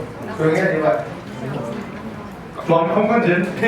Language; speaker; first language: Vietnamese; non-native, learner; English